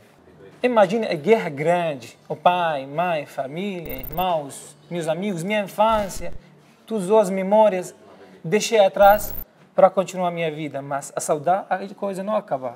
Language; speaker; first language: Portuguese; non-native, learner; Arabic